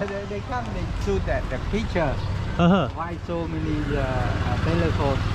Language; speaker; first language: English; non-native, learner; Khmer